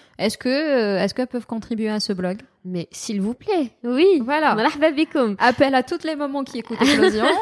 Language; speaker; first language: French; non-native, local second language; Arabic